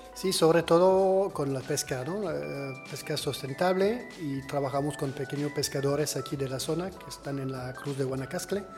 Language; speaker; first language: Spanish; non-native, fluent; French